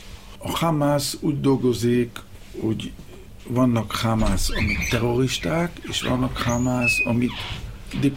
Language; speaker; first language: Hungarian; early bilingual, heritage; Hebrew